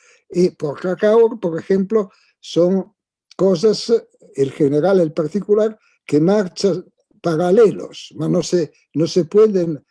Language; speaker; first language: Spanish; non-native, fluent; Italian